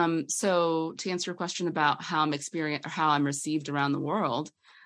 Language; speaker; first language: English; native; English